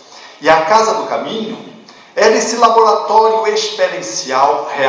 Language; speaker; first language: Portuguese; native; Portuguese